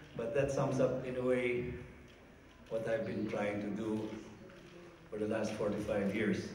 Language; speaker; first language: English; non-native, local second language; Filipino